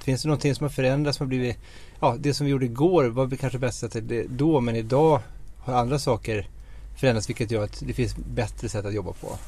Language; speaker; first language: Swedish; native; Swedish